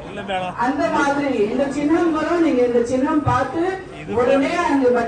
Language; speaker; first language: Tamil; non-native, fluent; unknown